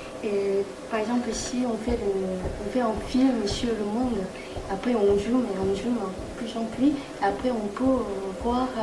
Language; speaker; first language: French; non-native, fluent; Korean